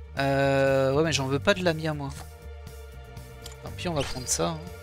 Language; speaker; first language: French; native; French